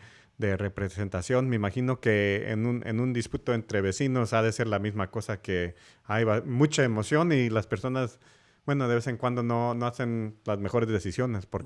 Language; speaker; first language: Spanish; early bilingual, heritage; English